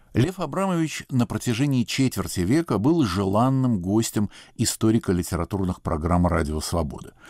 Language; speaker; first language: Russian; native; Russian